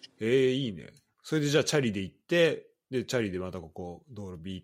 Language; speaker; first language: Japanese; native; Japanese